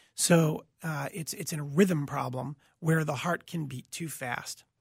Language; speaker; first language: English; native; English